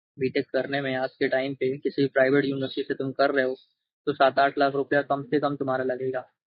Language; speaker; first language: Hindi; native; Hindi